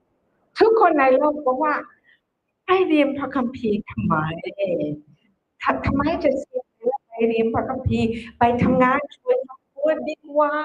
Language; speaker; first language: Thai; non-native, fluent; English